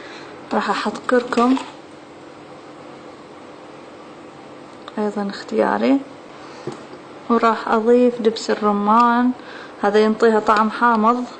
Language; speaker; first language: Arabic; native; Arabic